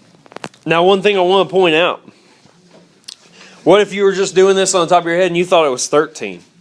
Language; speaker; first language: English; native; English